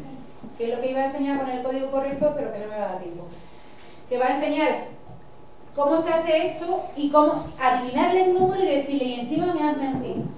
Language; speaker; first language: Spanish; native; Spanish